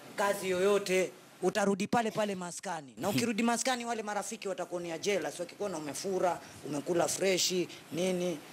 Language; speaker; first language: Swahili; native; Swahili